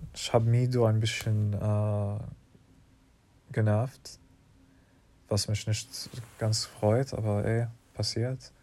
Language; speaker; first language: German; non-native, learner; English